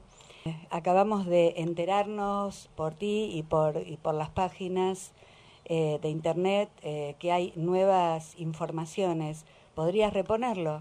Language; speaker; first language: Spanish; native; Spanish